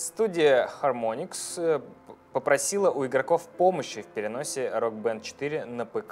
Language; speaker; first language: Russian; native; Russian